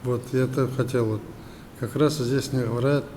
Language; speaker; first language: Russian; non-native, local second language; Kazakh